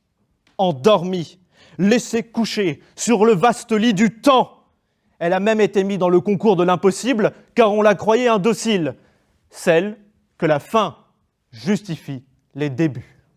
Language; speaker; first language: French; native; French